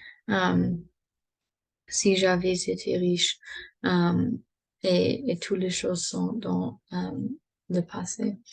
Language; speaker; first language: French; non-native, learner; English